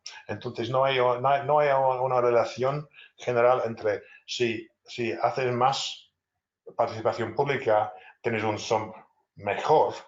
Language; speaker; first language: Spanish; non-native, fluent; English